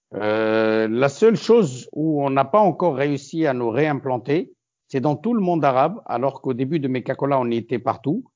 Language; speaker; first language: French; non-native, local second language; Arabic